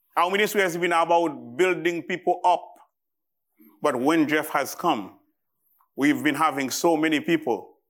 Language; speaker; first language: English; non-native, fluent; Haitian Creole